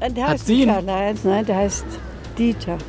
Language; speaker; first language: German; native; German